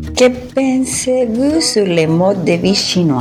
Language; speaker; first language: French; non-native, fluent; Spanish